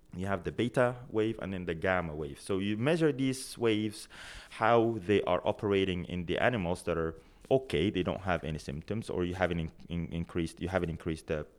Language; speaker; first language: English; non-native, fluent; Arabic